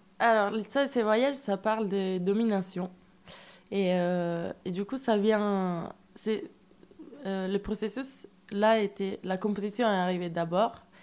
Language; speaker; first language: French; non-native, fluent; Italian